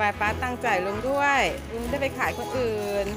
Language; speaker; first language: Thai; native; Thai